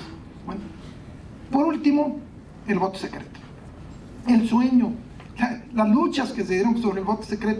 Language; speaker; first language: Spanish; native; Spanish